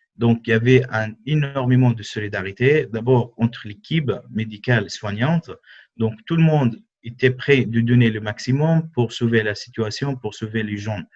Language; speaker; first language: French; non-native, fluent; Arabic